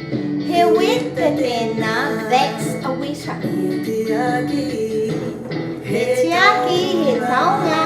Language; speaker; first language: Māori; non-native, fluent; English